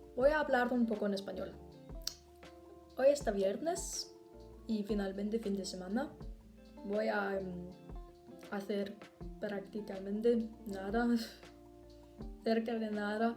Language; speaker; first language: Spanish; non-native, learner; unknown